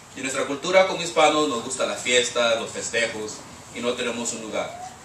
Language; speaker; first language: Spanish; native; Spanish